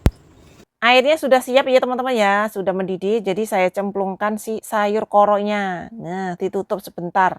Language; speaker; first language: Indonesian; non-native, local second language; Javanese